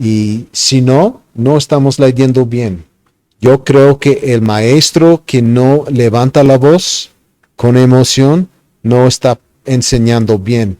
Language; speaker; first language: Spanish; non-native, fluent; English